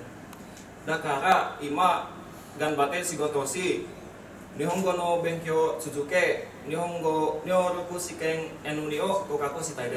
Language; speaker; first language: Japanese; non-native, learner; Indonesian